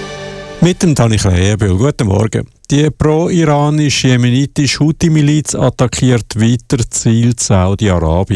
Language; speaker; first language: German; native; German